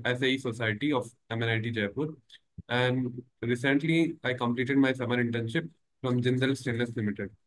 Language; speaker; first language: English; non-native, local second language; Hindi